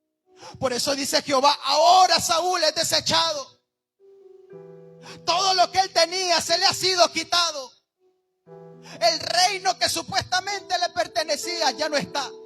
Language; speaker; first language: Spanish; native; Spanish